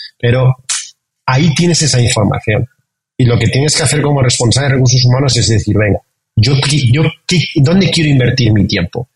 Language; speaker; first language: Spanish; native; Spanish